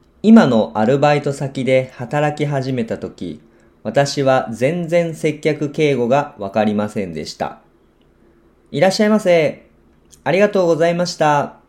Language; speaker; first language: Japanese; non-native, fluent; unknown